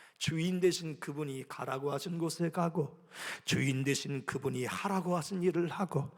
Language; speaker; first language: Korean; native; Korean